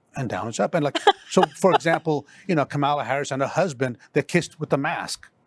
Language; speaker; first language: English; non-native, local second language; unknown